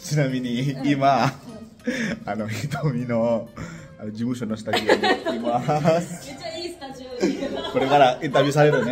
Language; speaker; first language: Japanese; non-native, fluent; Indonesian